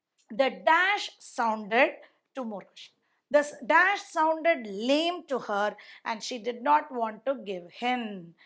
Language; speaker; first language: English; non-native, local second language; Tamil